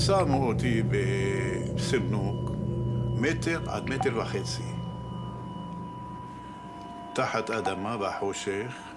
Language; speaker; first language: Hebrew; non-native, fluent; Arabic